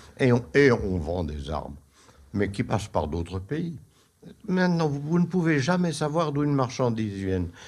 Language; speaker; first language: French; native; French